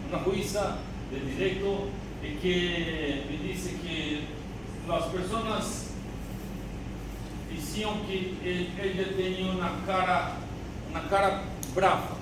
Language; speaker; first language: Spanish; non-native, learner; Portuguese